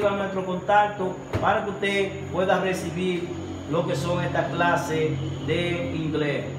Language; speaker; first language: Spanish; native; Spanish